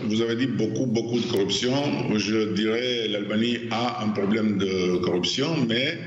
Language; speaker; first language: French; non-native, fluent; Albanian